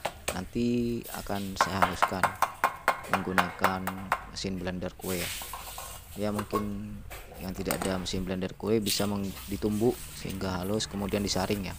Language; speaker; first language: Indonesian; non-native, local second language; Madurese